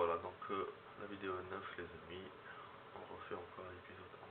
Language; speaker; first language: French; native; French